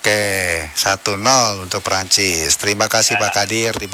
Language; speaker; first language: Indonesian; native; Indonesian